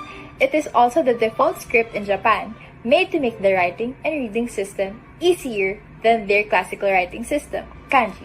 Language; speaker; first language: English; non-native, local second language; Filipino